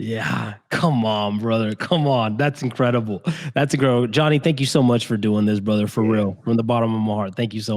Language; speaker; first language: English; native; English